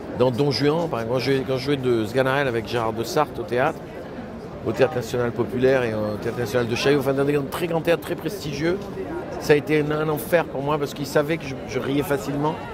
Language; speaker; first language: French; early bilingual, heritage; French